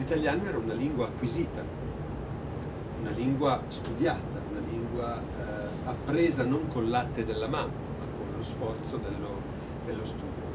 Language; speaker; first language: Italian; native; Italian